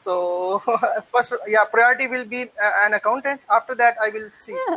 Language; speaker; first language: English; non-native, learner; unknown